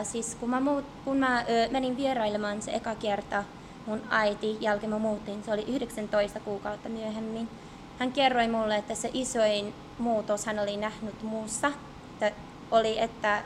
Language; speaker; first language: Finnish; early bilingual, heritage; English